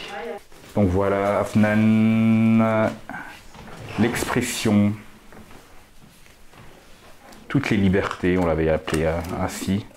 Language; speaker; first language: French; native; French